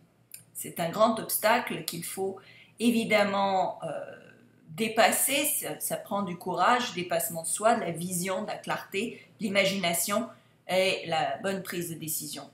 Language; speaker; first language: French; native; French